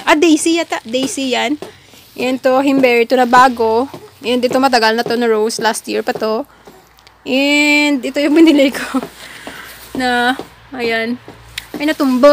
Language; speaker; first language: Filipino; non-native, local second language; Hiligaynon